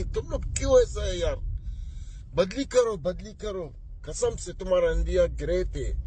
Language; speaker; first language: Hindi; non-native, learner; Arabic